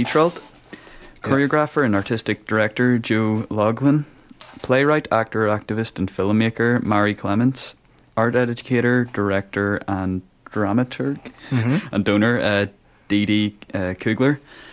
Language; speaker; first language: English; native; English